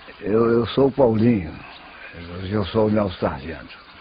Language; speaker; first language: Portuguese; native; Portuguese